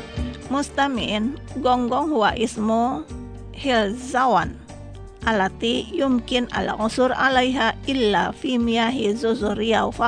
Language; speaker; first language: Arabic; non-native, fluent; Indonesian